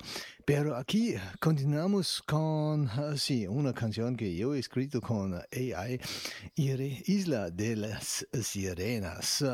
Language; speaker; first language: Spanish; non-native, learner; German